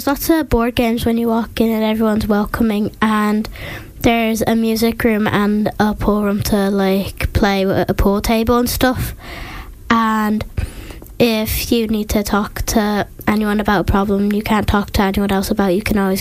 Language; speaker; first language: English; native; English